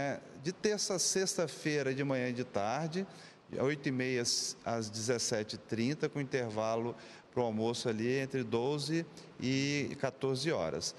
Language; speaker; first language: Portuguese; native; Portuguese